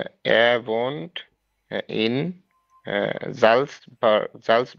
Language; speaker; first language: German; non-native, learner; Bangla